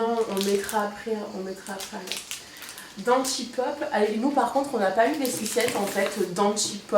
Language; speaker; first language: French; native; French